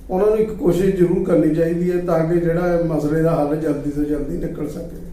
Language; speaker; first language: Hindi; non-native, local second language; Punjabi